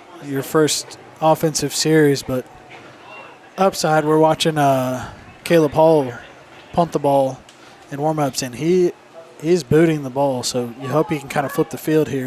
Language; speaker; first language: English; native; English